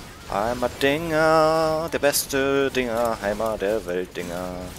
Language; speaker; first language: German; native; German